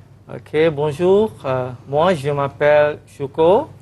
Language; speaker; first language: French; non-native, fluent; Malay